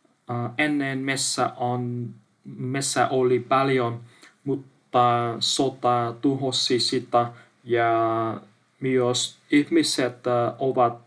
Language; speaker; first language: Finnish; non-native, learner; Vietnamese